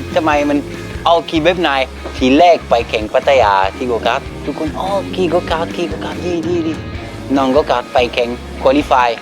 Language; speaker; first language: Thai; non-native, learner; French